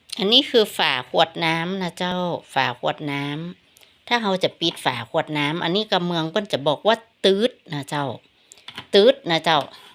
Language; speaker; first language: Thai; native; Thai